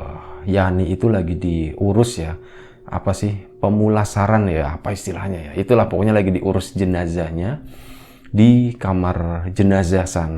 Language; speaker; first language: Indonesian; native; Indonesian